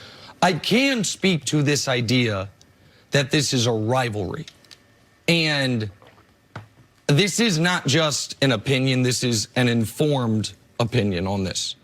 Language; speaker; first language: English; native; English